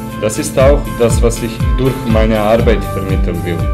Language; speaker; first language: German; non-native, learner; Serbian